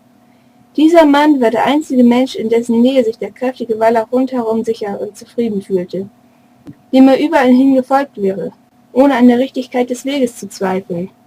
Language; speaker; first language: German; native; German